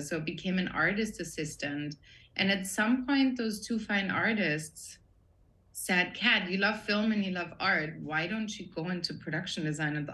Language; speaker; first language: English; non-native, fluent; German